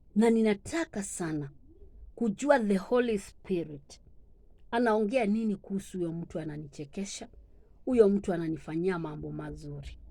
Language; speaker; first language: Swahili; non-native, local second language; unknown